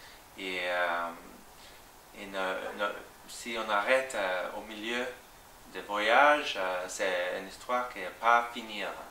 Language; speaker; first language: French; non-native, fluent; English